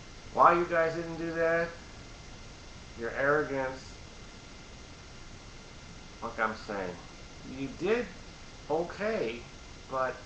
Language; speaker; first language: English; native; English